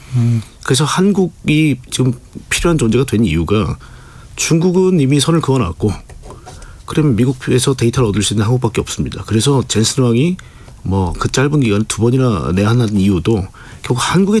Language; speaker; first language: Korean; native; Korean